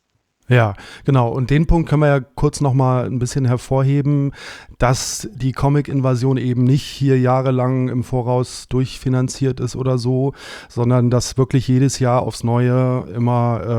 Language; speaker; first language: German; native; German